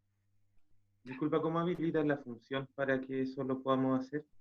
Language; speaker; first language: Spanish; native; Spanish